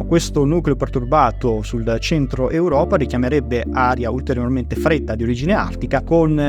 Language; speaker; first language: Italian; native; Italian